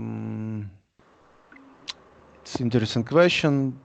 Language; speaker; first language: English; non-native, learner; Russian